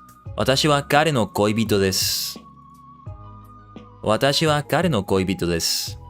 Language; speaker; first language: Japanese; non-native, learner; English